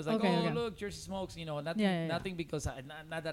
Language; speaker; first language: English; non-native, fluent; Spanish